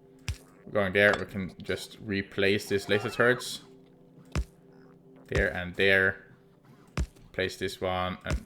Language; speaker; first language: English; non-native, fluent; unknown